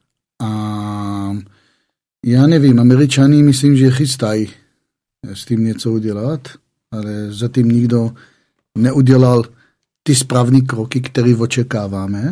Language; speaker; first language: Czech; non-native, fluent; Hebrew